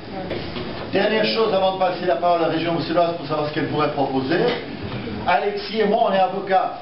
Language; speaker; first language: French; native; French